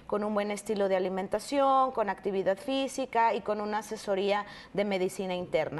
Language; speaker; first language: Spanish; native; Spanish